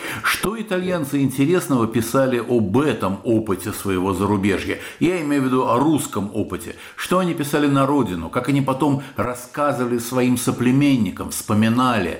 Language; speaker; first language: Russian; native; Russian